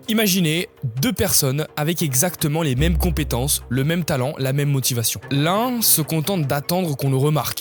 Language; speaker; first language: French; native; French